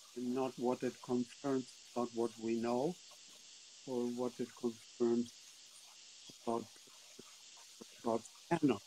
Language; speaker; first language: English; non-native, fluent; Spanish